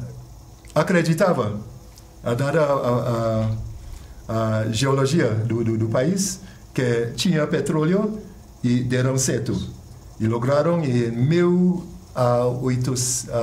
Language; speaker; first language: Portuguese; non-native, fluent; English